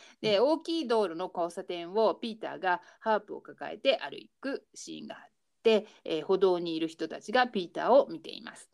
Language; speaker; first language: Japanese; native; Japanese